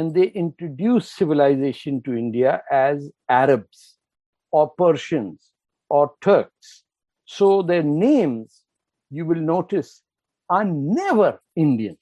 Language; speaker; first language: English; non-native, local second language; Urdu